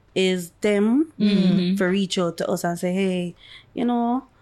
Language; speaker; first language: English; non-native, local second language; Jamaican Creole English